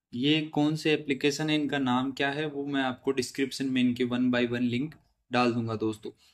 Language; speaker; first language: Hindi; native; Hindi